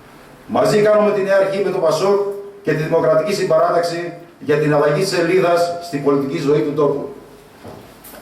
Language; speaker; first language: Greek; native; Greek